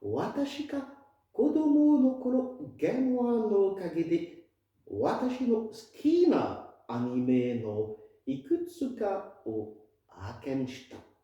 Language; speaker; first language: Japanese; non-native, fluent; French